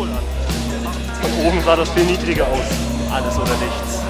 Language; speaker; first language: German; native; German